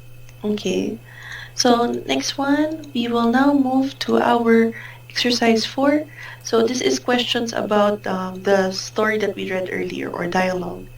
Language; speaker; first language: English; non-native, fluent; Filipino